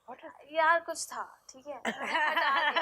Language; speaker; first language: Hindi; native; Hindi